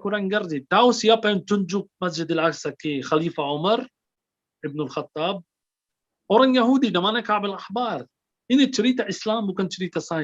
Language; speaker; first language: Indonesian; non-native, fluent; Arabic